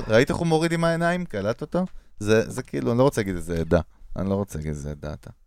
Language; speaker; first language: Hebrew; native; Hebrew